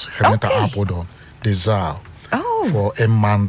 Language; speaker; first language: Dutch; non-native, learner; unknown